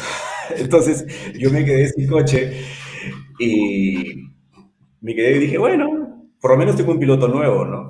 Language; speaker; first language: Spanish; native; Spanish